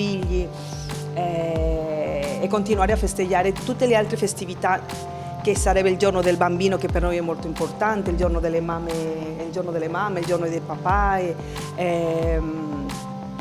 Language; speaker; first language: Italian; non-native, fluent; Spanish